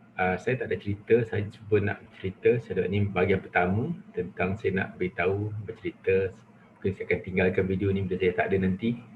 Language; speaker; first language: Malay; native; Malay